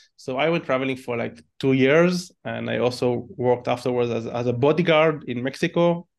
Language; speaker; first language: English; non-native, fluent; Hebrew